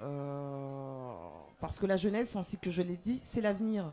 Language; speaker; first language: French; native; French